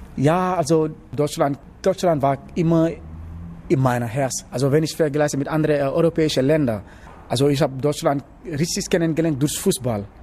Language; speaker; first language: German; non-native, learner; Wolof